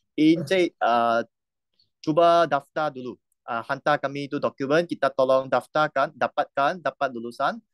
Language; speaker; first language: Malay; non-native, local second language; Chinese